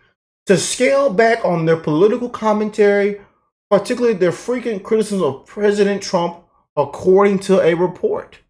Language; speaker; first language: English; native; English